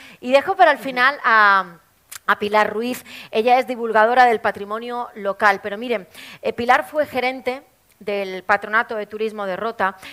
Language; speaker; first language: Spanish; native; Spanish